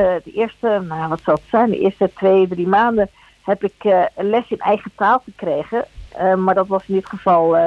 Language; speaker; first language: Dutch; early bilingual, other home language; Spanish